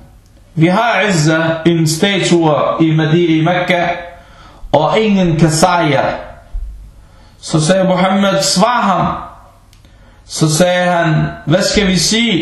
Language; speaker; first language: Danish; early bilingual, other home language; Arabic